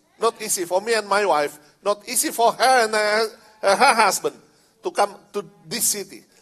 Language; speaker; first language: English; non-native, learner; Indonesian